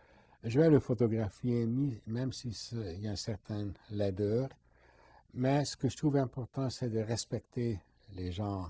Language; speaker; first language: French; non-native, fluent; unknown